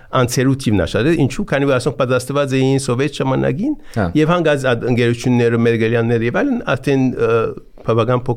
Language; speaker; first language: Armenian; early bilingual, heritage; Armenian